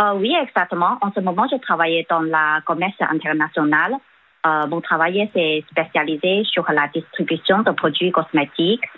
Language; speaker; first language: French; non-native, fluent; Chinese